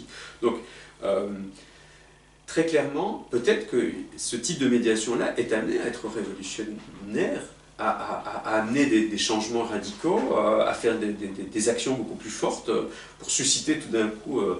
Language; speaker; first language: French; native; French